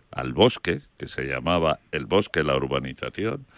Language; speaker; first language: Spanish; native; Spanish